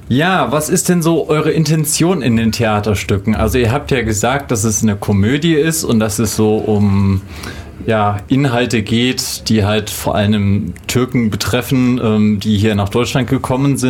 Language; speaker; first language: German; native; German